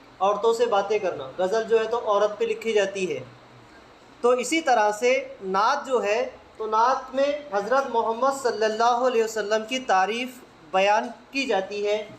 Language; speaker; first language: Urdu; native; Urdu